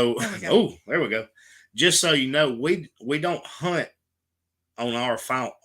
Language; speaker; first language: English; native; English